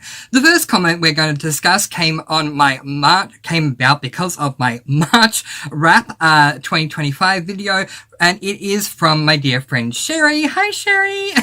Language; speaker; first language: English; native; English